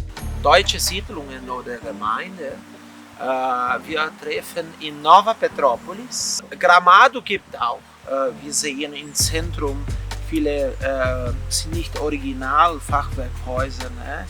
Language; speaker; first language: German; non-native, fluent; Portuguese